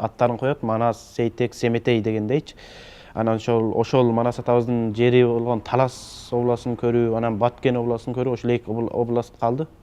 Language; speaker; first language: Kyrgyz; early bilingual, heritage; Kyrgyz